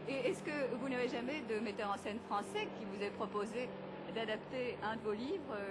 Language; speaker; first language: French; native; French